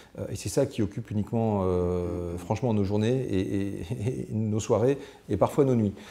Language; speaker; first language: French; native; French